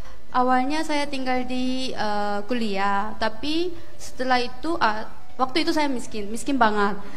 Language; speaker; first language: Indonesian; non-native, learner; Korean